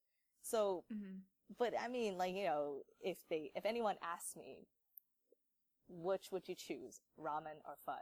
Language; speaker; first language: English; native; English